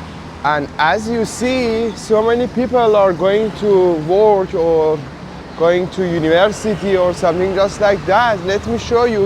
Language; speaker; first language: English; non-native, fluent; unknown